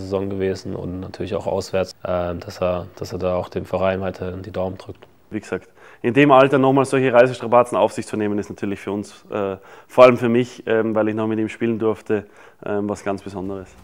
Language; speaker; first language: German; native; German